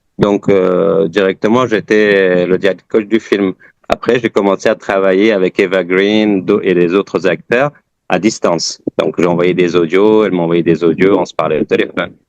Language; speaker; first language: French; early bilingual, other home language; Persian